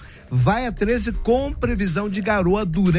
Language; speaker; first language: Portuguese; native; Portuguese